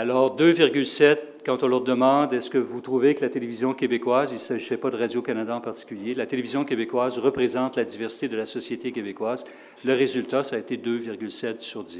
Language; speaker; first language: French; native; French